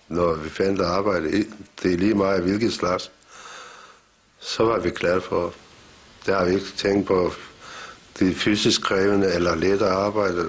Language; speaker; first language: Danish; non-native, fluent; Turkish